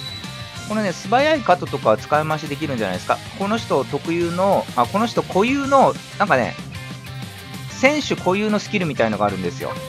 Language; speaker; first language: Japanese; native; Japanese